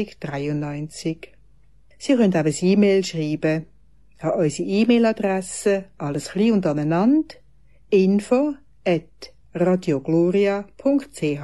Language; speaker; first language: German; native; German